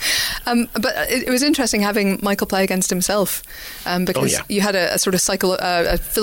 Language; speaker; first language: English; native; English